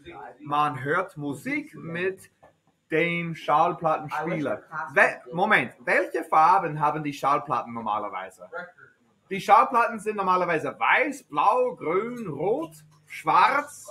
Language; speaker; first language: German; non-native, fluent; English